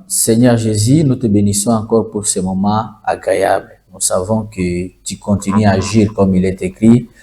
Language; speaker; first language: French; non-native, local second language; Swahili